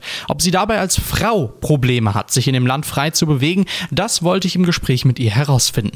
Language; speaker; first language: German; native; German